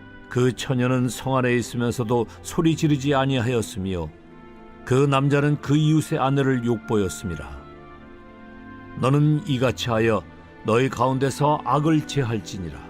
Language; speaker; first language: Korean; native; Korean